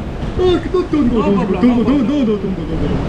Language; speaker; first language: English; non-native, learner; Korean